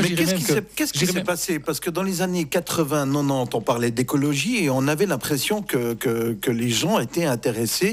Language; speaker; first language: French; native; French